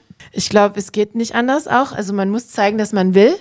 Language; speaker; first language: German; non-native, fluent; French